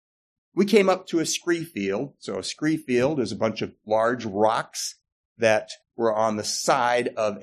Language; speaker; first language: English; native; English